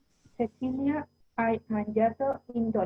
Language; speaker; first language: Italian; non-native, learner; Spanish